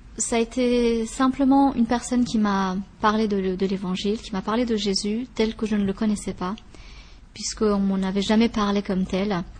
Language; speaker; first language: French; early bilingual, other home language; Persian